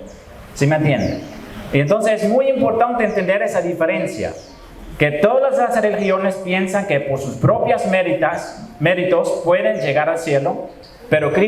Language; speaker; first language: Spanish; non-native, fluent; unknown